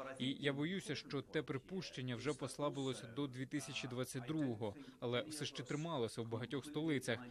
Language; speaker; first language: Ukrainian; non-native, fluent; English